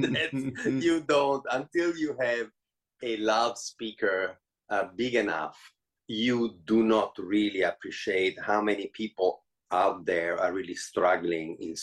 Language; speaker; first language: English; non-native, fluent; Italian